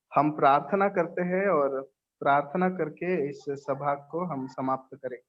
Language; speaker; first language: Hindi; non-native, local second language; Marathi